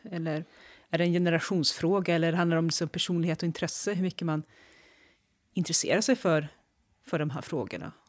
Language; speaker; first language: Swedish; native; Swedish